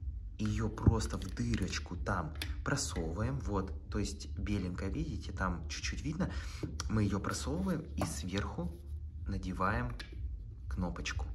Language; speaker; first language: Russian; native; Russian